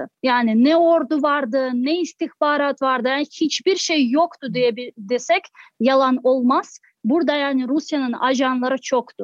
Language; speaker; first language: Turkish; non-native, fluent; Crimean Tatar